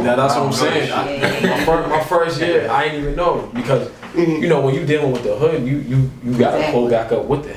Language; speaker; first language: English; native; English